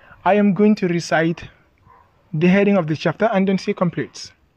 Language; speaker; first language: English; non-native, local second language; Wolof